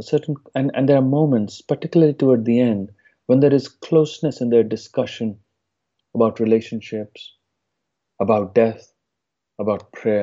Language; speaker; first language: English; non-native, local second language; Hindi